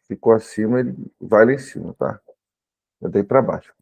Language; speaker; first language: Portuguese; native; Portuguese